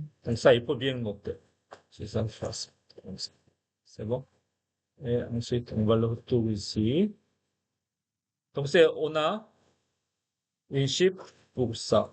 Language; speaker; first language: French; non-native, fluent; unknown